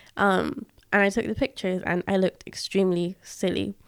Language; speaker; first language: English; early bilingual, other home language; Yoruba